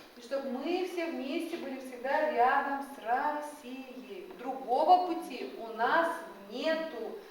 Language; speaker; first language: Russian; non-native, local second language; Gagauz